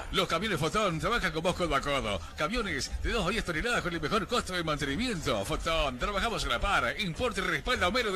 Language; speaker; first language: Spanish; native; Spanish